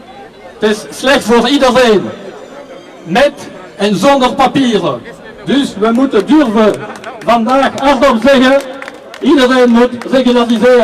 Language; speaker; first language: Dutch; non-native, local second language; French